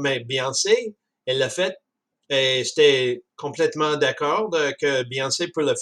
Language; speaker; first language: French; non-native, fluent; English